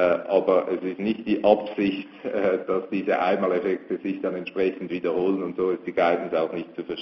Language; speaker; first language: German; native; German